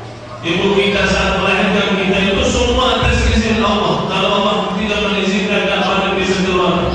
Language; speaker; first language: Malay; non-native, fluent; Arabic